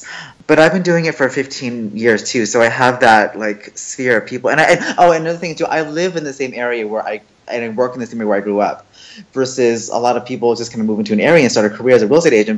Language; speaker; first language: English; early bilingual, other home language; Chinese